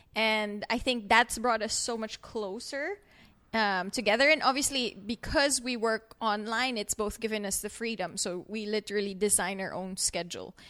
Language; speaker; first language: English; non-native, local second language; Filipino